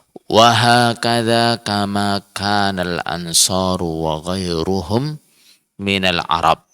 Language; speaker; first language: Arabic; non-native, fluent; Indonesian